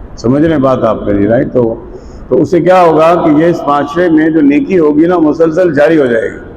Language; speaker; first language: Urdu; native; Urdu